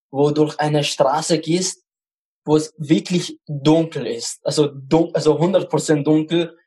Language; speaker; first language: German; non-native, fluent; Arabic